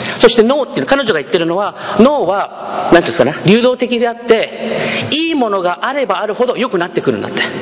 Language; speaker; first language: Japanese; early bilingual, heritage; Japanese